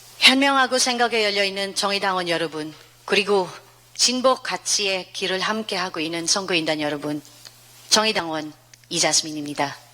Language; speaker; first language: Korean; non-native, fluent; Filipino